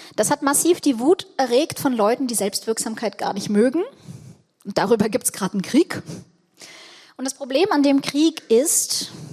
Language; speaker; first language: German; early bilingual, other home language; Russian